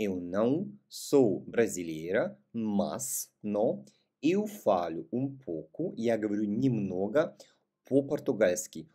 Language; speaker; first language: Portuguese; non-native, fluent; Russian